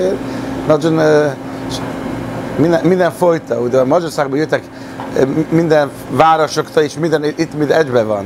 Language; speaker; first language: Hungarian; early bilingual, heritage; Hungarian